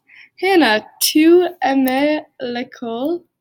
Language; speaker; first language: French; non-native, learner; English